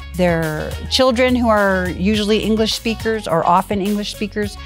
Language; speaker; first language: English; native; English